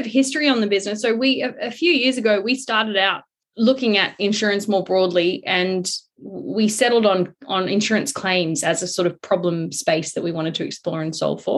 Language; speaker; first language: English; native; English